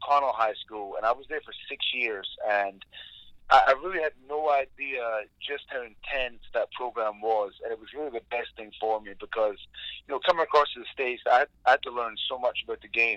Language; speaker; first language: English; native; English